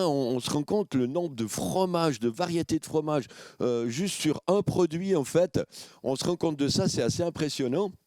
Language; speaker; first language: French; native; French